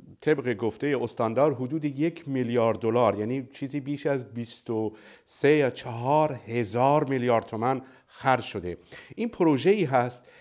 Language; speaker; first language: Persian; non-native, local second language; Baluchi